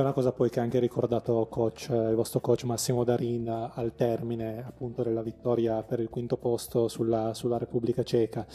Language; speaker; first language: Italian; native; Italian